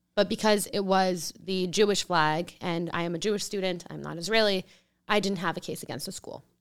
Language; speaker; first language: English; early bilingual, other home language; Spanish